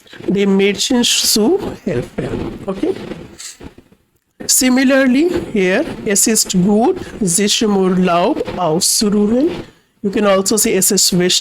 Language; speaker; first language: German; non-native, fluent; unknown